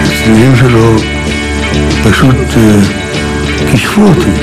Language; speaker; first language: Hebrew; non-native, fluent; Greek